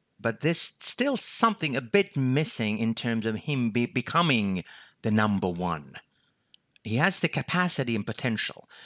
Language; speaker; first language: English; non-native, fluent; Finnish